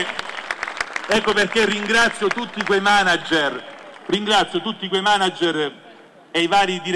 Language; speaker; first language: Italian; native; Italian